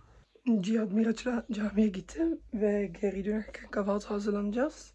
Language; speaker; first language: Turkish; early bilingual, heritage; Turkish